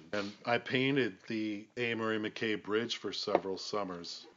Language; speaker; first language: English; native; English